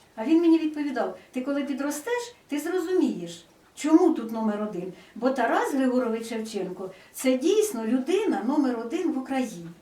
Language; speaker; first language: Ukrainian; native; Ukrainian